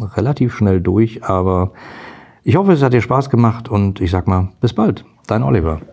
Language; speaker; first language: German; native; German